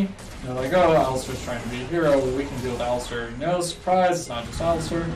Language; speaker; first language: English; native; English